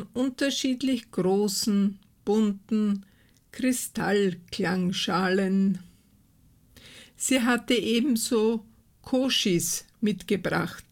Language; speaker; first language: German; native; German